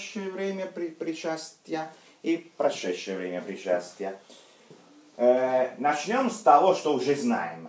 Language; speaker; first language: Russian; non-native, fluent; Italian